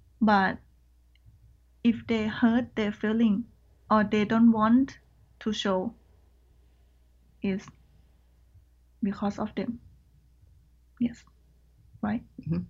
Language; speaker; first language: English; non-native, learner; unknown